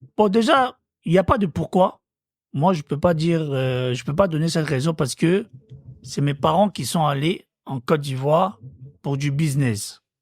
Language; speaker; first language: French; non-native, local second language; Korean